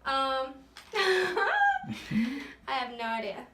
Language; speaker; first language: English; native; English